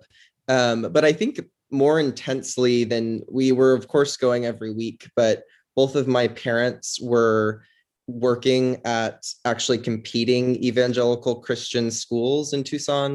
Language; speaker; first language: English; native; English